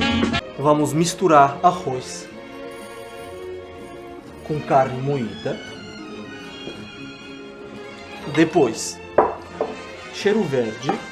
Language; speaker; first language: Portuguese; non-native, fluent; Armenian